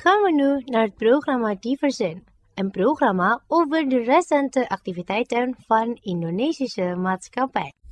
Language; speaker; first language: Dutch; non-native, fluent; Indonesian